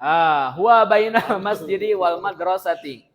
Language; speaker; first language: Arabic; non-native, fluent; Indonesian